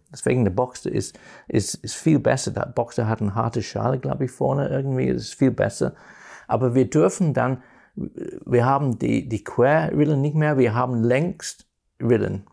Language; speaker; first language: German; non-native, fluent; English